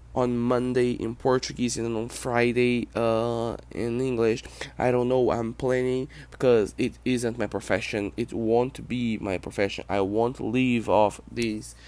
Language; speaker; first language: English; non-native, fluent; Portuguese